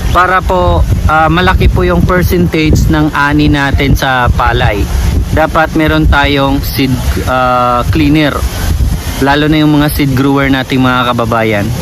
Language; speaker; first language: Filipino; native; Filipino